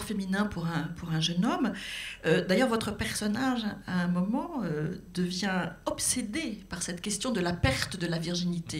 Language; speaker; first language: French; native; French